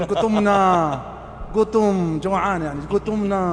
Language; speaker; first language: Arabic; native; Arabic